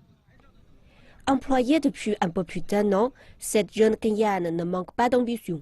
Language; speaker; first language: French; non-native, fluent; Chinese